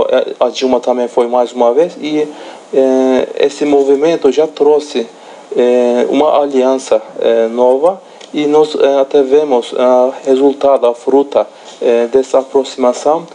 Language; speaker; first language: Portuguese; non-native, fluent; Turkish